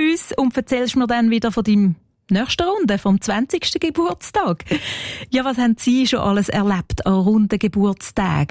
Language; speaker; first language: German; native; German